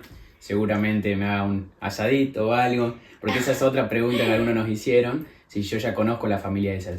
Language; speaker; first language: Spanish; native; Spanish